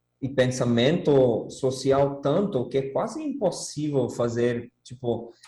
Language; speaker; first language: Portuguese; non-native, fluent; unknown